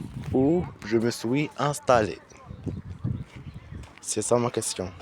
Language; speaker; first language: French; non-native, learner; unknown